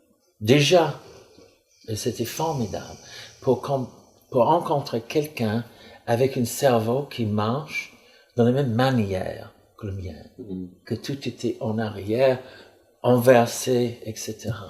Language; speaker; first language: French; non-native, fluent; English